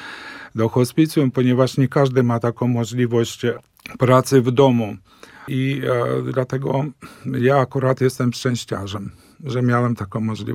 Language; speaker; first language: Polish; non-native, fluent; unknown